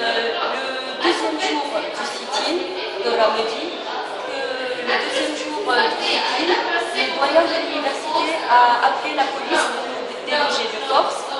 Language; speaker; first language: French; non-native, local second language; Arabic